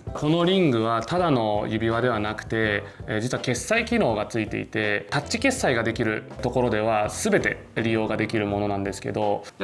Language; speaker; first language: Japanese; native; Japanese